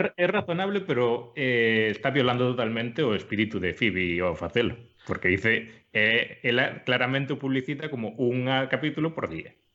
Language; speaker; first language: Galician; non-native, local second language; Spanish